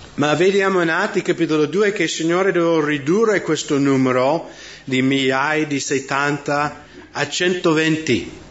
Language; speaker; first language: Italian; non-native, fluent; English